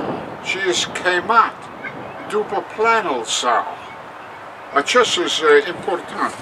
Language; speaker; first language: Romanian; non-native, learner; English